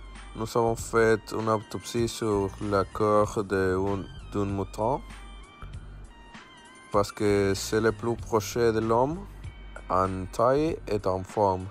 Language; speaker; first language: French; non-native, learner; Spanish